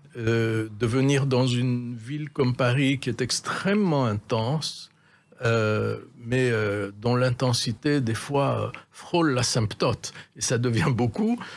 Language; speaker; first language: French; native; French